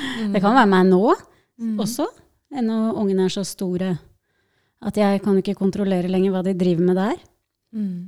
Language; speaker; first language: Norwegian; native; Norwegian